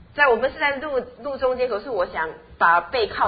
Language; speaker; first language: Chinese; native; Chinese